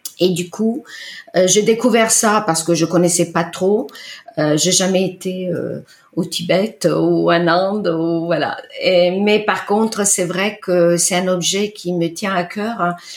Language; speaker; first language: French; non-native, fluent; Italian